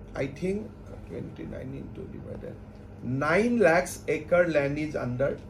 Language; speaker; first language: English; non-native, local second language; Assamese